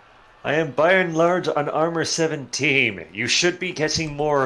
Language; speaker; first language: English; native; English